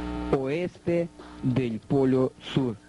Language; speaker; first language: Spanish; non-native, fluent; Russian